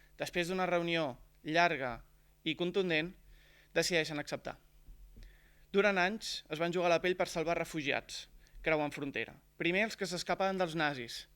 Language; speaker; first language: Catalan; native; Catalan